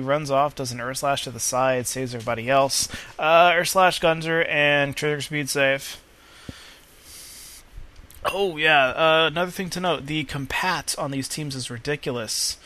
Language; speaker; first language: English; native; English